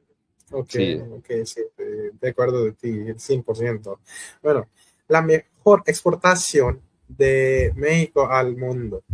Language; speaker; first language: Spanish; non-native, fluent; Hindi